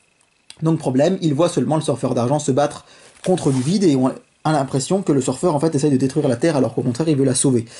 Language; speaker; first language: French; native; French